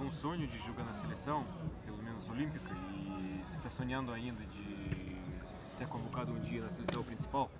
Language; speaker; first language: Portuguese; non-native, fluent; Russian